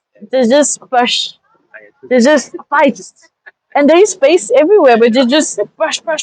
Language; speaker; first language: English; non-native, fluent; French